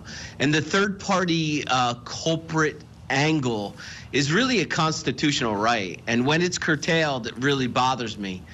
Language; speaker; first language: English; native; English